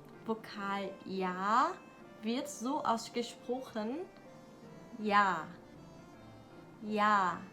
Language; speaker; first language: German; non-native, learner; Korean